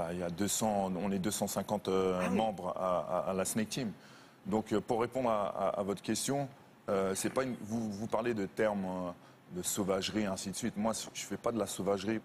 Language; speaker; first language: French; native; French